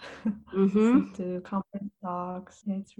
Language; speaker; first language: English; non-native, fluent; Japanese